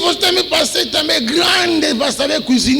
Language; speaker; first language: Portuguese; non-native, learner; Lingala